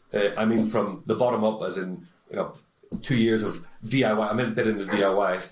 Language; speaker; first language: English; native; English